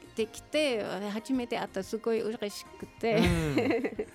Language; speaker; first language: Japanese; non-native, learner; German